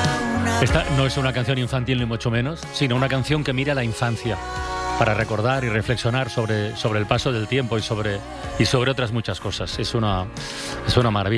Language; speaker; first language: Spanish; native; Spanish